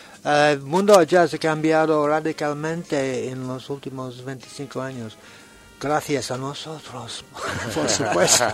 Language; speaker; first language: Spanish; non-native, learner; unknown